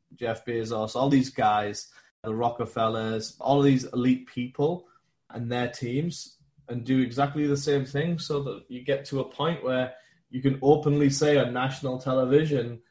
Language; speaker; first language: English; native; English